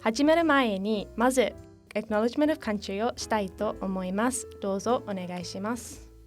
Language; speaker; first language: Japanese; non-native, learner; English